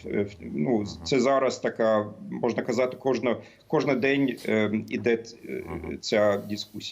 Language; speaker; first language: Ukrainian; non-native, fluent; German